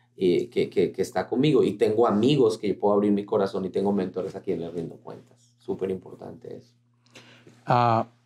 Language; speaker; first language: Spanish; native; Spanish